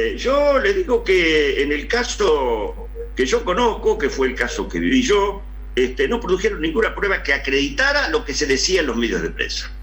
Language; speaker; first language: Spanish; native; Spanish